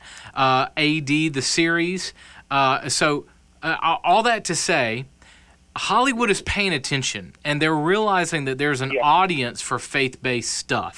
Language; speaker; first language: English; native; English